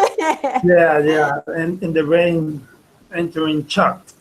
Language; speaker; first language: English; non-native, fluent; Spanish